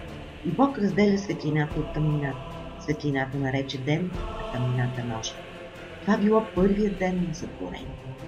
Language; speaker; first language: Bulgarian; native; Bulgarian